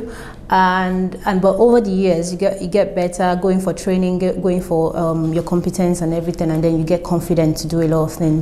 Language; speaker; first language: English; non-native, local second language; Yoruba